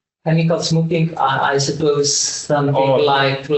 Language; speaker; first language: English; non-native, learner; Polish